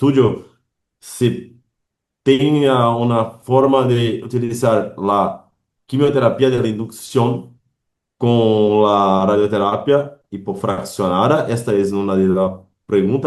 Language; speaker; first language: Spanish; non-native, learner; Portuguese